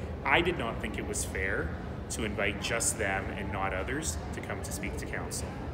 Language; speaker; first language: English; native; English